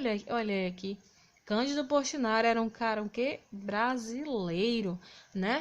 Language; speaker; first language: Portuguese; native; Portuguese